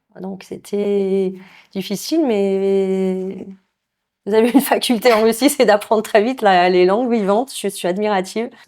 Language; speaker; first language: French; native; French